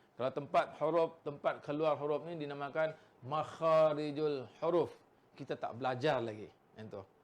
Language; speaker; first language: Malay; native; Malay